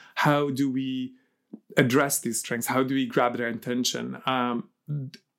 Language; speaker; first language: English; early bilingual, heritage; Arabic